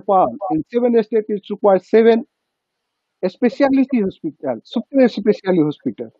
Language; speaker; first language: English; non-native, local second language; Nepali